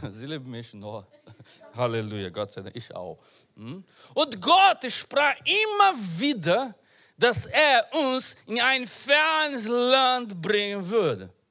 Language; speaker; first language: German; non-native, learner; Portuguese